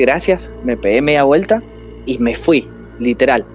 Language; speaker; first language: Spanish; native; Spanish